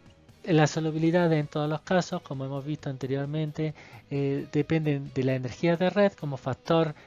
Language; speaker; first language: Spanish; native; Spanish